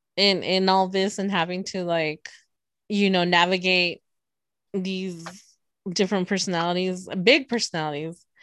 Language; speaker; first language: English; early bilingual, other home language; Spanish